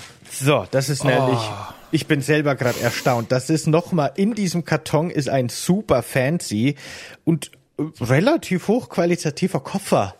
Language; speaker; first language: German; native; German